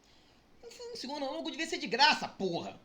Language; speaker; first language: Portuguese; native; Portuguese